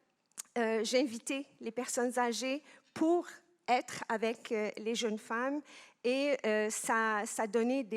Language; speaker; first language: French; non-native, local second language; Arabic